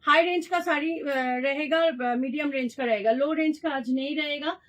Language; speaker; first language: Hindi; non-native, local second language; Bangla